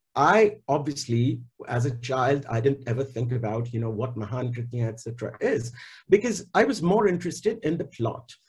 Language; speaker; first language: English; non-native, local second language; Hindi